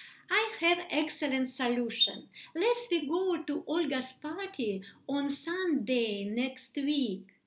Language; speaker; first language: English; non-native, learner; Russian